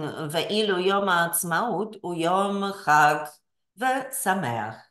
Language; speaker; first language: Hebrew; non-native, learner; Polish